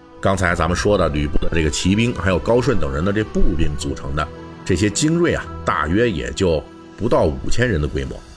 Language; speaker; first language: Chinese; native; Chinese